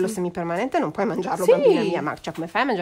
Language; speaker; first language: Italian; native; Italian